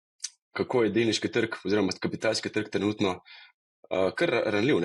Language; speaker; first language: Slovenian; native; Slovenian